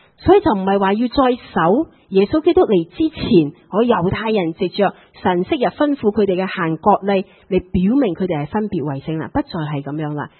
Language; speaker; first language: Chinese; non-native, local second language; Cantonese